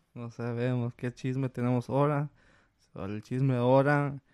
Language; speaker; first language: Spanish; early bilingual, heritage; Spanish